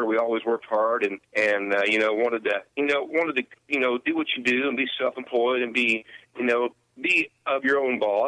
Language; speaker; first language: English; native; English